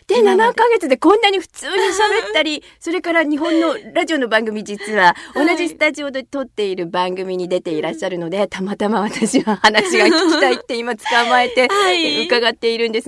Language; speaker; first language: Japanese; native; Japanese